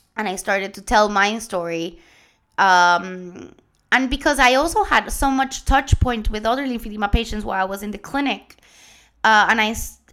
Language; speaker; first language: English; non-native, fluent; Spanish